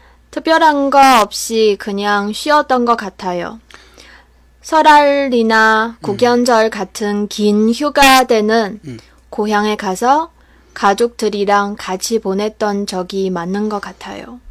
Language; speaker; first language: Korean; non-native, fluent; Chinese